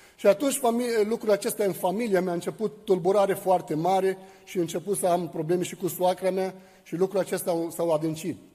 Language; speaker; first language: Romanian; non-native, fluent; Arabic